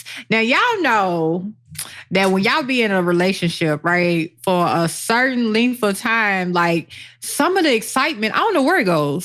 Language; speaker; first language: English; native; English